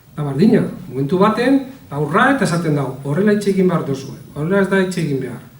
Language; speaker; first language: Basque; native; Basque